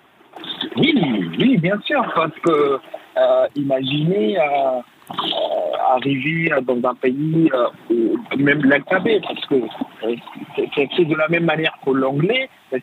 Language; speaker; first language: French; non-native, fluent; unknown